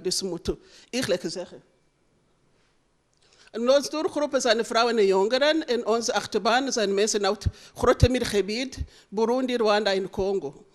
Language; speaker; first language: Dutch; non-native, learner; Rundi